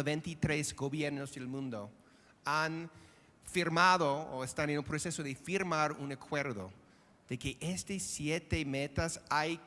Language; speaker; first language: Spanish; non-native, fluent; English